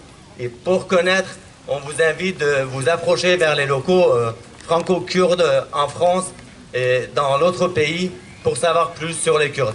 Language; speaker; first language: French; non-native, fluent; Kurdish